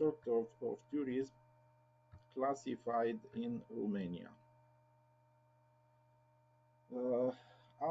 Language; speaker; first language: English; non-native, learner; Romanian